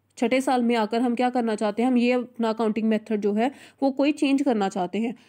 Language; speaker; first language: Hindi; non-native, local second language; Punjabi